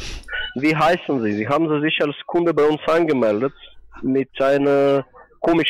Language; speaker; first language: German; non-native, fluent; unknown